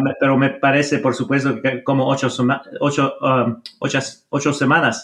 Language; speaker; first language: Spanish; non-native, fluent; English